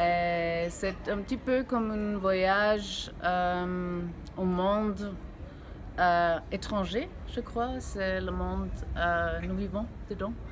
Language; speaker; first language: French; non-native, learner; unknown